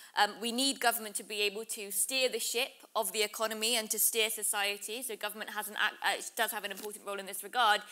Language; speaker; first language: English; native; English